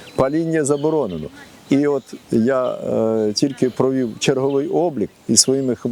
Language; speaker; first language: Ukrainian; native; Ukrainian